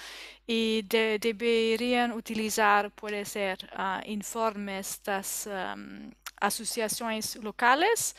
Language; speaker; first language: Spanish; non-native, learner; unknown